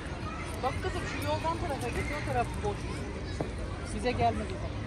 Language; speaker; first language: Turkish; non-native, learner; Tajik